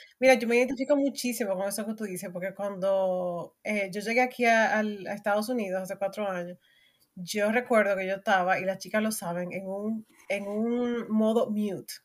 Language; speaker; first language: Spanish; native; Spanish